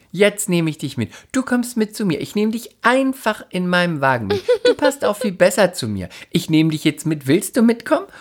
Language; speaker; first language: German; non-native, fluent; Spanish